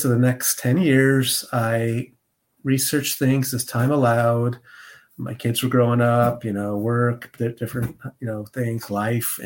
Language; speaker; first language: English; native; English